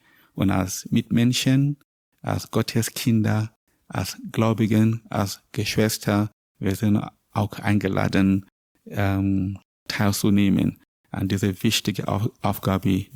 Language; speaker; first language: German; non-native, learner; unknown